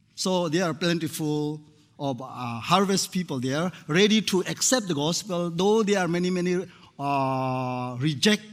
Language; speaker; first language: English; non-native, fluent; Burmese